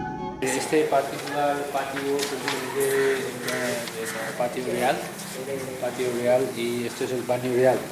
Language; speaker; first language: Spanish; non-native, fluent; Nepali